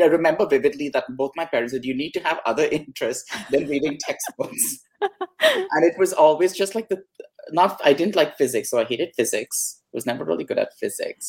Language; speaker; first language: English; non-native, local second language; Hindi